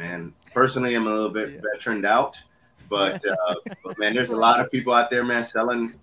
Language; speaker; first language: English; early bilingual, other home language; Spanish